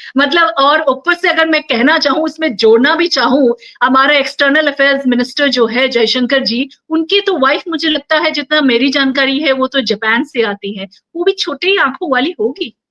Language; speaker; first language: Hindi; non-native, local second language; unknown